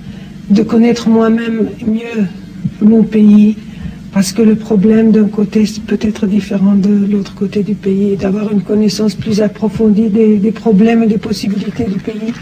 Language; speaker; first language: French; non-native, fluent; Persian